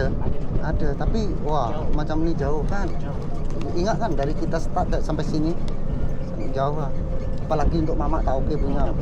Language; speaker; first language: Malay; non-native, local second language; Indonesian